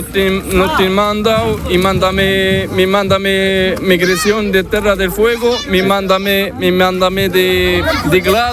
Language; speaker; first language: Spanish; non-native, learner; Arabic